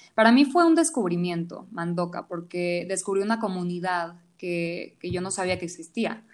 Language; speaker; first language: Spanish; native; Spanish